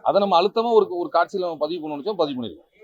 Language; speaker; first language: Tamil; native; Tamil